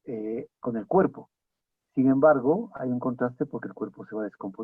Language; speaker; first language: Spanish; native; Spanish